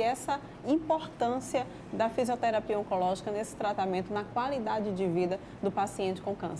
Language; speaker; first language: Portuguese; native; Portuguese